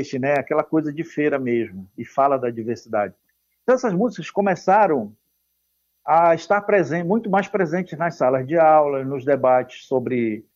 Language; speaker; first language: Portuguese; native; Portuguese